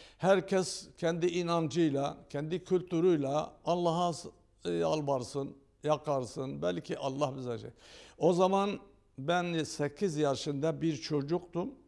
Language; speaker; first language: Turkish; non-native, local second language; Turoyo